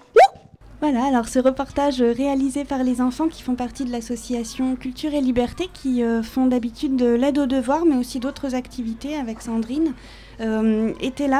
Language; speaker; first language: French; native; French